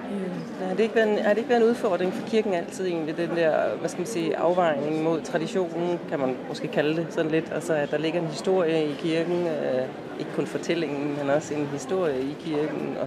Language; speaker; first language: Danish; native; Danish